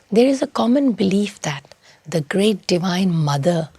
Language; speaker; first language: English; non-native, local second language; Punjabi